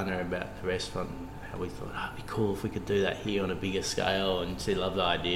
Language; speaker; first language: English; native; English